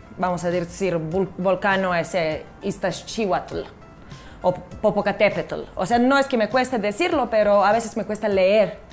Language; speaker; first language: Spanish; non-native, fluent; Serbian